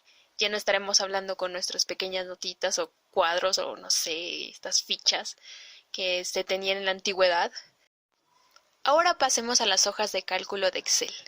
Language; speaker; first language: Spanish; native; Spanish